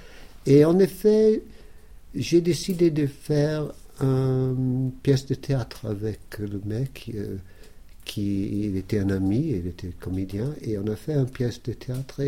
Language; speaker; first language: French; non-native, fluent; English